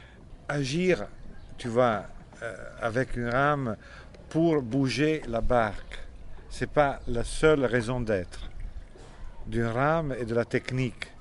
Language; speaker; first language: French; non-native, fluent; Italian